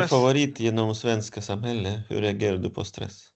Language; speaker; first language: Swedish; non-native, fluent; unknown